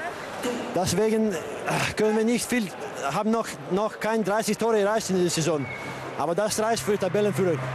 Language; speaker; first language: German; non-native, learner; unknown